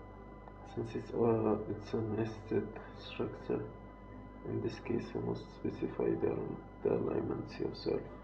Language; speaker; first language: English; non-native, fluent; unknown